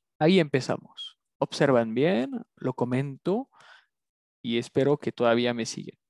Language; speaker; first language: Spanish; non-native, fluent; French